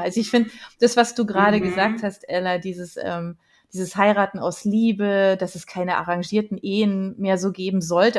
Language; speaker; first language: German; native; German